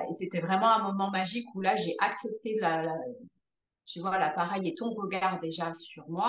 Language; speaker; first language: French; native; French